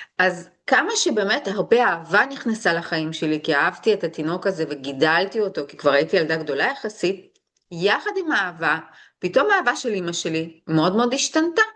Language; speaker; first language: Hebrew; early bilingual, other home language; Russian